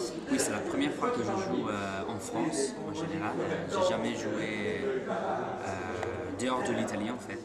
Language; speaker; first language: French; non-native, fluent; Italian